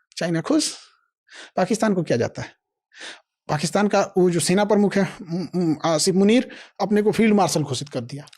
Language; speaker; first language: Hindi; native; Hindi